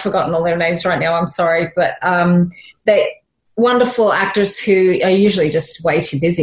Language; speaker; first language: English; native; English